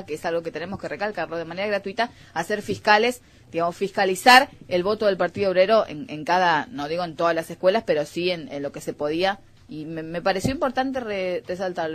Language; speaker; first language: Spanish; native; Spanish